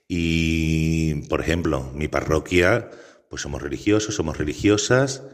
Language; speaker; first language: Spanish; native; Spanish